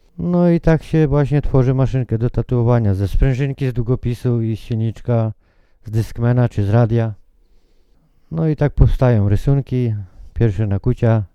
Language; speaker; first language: Polish; native; Polish